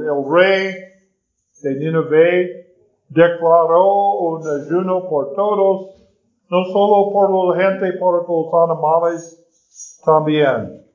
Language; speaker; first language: Spanish; non-native, learner; English